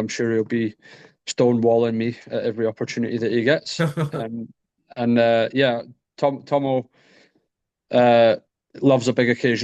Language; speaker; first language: English; native; English